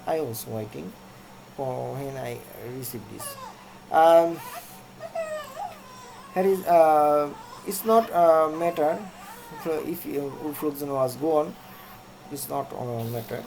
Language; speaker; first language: English; non-native, local second language; Bangla